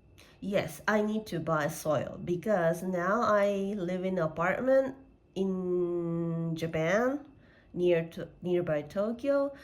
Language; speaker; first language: English; non-native, learner; Japanese